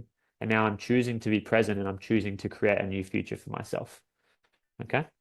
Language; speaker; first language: English; native; English